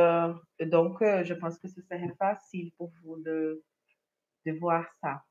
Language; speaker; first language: French; non-native, fluent; Portuguese